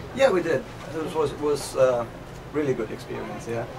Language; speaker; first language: English; non-native, fluent; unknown